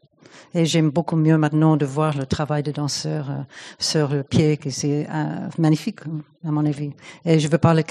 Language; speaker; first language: French; non-native, fluent; English